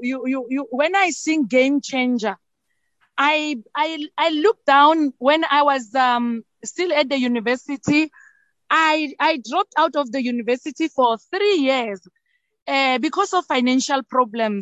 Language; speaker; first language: English; non-native, local second language; Northern Sotho